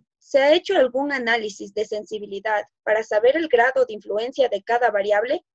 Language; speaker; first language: Spanish; native; Spanish